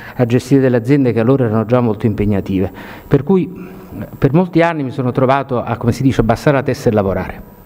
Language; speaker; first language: Italian; native; Italian